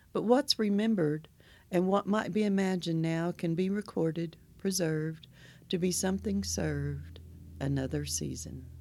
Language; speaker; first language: English; native; English